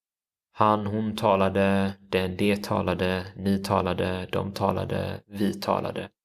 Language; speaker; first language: Swedish; non-native, fluent; English